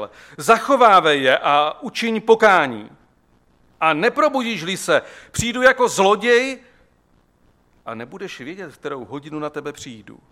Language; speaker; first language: Czech; native; Czech